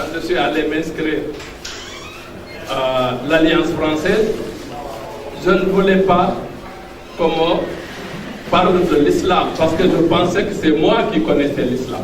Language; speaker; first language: French; non-native, local second language; Fula